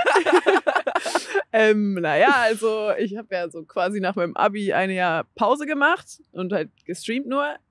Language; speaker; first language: German; native; German